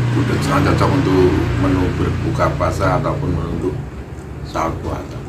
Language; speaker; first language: Indonesian; native; Indonesian